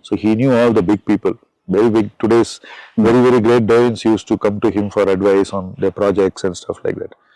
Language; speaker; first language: English; non-native, local second language; Tamil